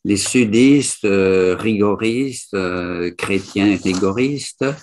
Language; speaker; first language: French; native; French